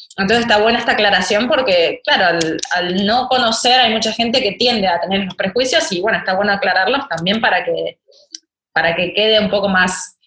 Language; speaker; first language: Spanish; native; Spanish